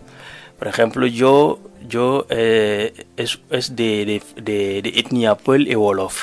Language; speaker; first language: Spanish; non-native, learner; Wolof